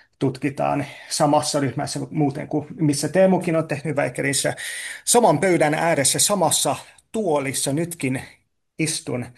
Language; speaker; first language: Finnish; non-native, fluent; Hungarian